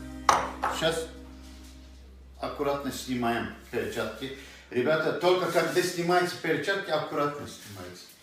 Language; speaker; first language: Russian; non-native, local second language; Azerbaijani